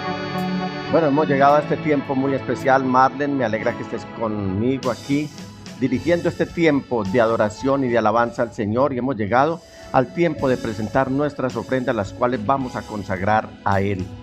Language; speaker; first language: Spanish; native; Spanish